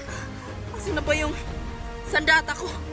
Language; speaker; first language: Filipino; native; Filipino